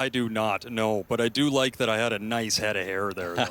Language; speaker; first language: English; native; English